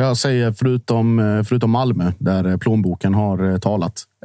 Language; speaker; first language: Swedish; native; Swedish